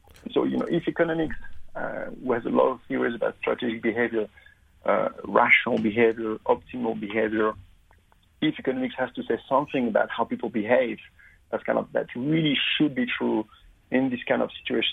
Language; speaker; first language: English; non-native, fluent; French